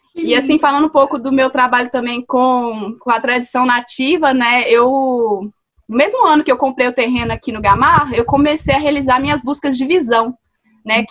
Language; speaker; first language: Portuguese; native; Portuguese